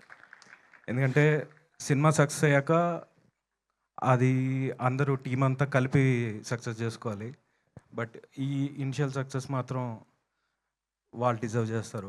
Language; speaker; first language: Telugu; native; Telugu